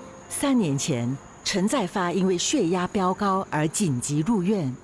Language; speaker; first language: Chinese; native; Chinese